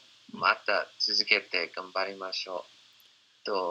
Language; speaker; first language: Japanese; non-native, fluent; English